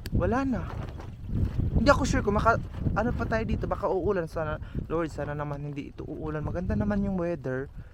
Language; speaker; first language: Filipino; non-native, local second language; Cebuano